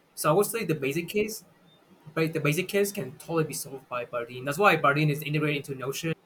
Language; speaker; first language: English; non-native, fluent; Vietnamese